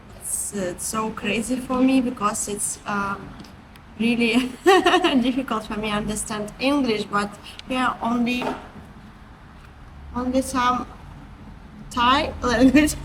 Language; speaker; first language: English; non-native, learner; Russian